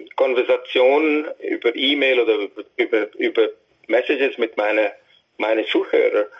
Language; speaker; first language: German; non-native, fluent; English